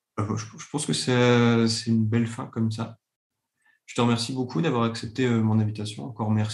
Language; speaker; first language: French; native; French